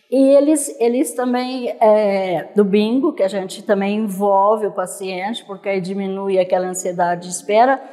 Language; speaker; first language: Portuguese; native; Portuguese